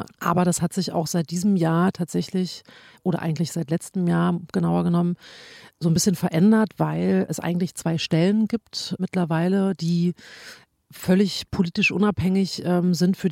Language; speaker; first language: German; native; German